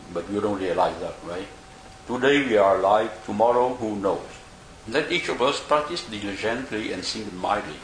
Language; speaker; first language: English; non-native, fluent; Vietnamese